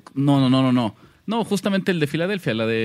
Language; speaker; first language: Spanish; native; Spanish